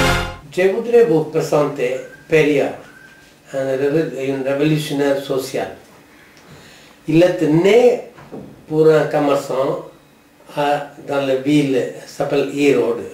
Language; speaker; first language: French; non-native, learner; Tamil